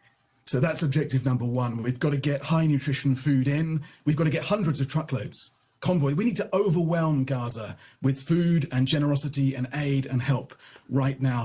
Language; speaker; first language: English; native; English